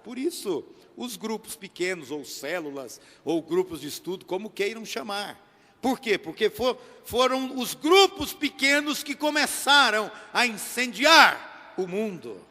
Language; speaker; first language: Portuguese; native; Portuguese